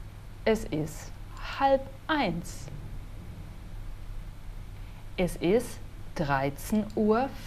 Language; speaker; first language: German; non-native, fluent; Portuguese